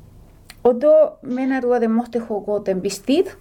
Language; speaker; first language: Swedish; non-native, fluent; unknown